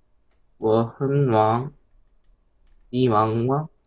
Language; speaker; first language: Chinese; non-native, learner; Korean